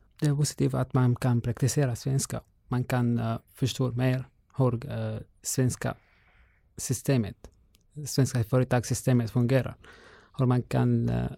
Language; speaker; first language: Swedish; non-native, learner; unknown